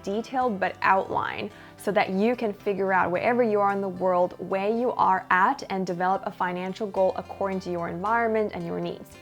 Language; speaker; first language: English; early bilingual, other home language; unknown